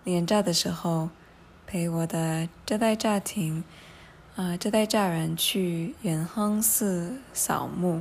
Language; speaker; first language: Chinese; non-native, fluent; English